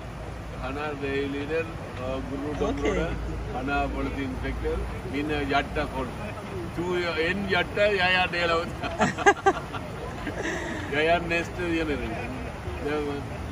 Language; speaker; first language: Norwegian; non-native, learner; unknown